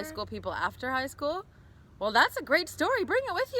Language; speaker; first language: English; native; English